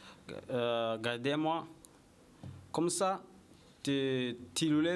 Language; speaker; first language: French; non-native, learner; Kinyarwanda